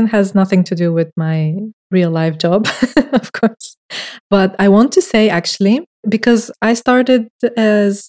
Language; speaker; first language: English; non-native, fluent; Bulgarian